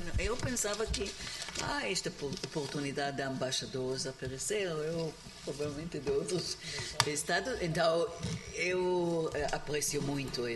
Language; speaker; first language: Portuguese; non-native, learner; Hebrew